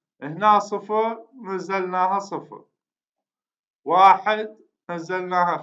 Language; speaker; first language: Arabic; native; Arabic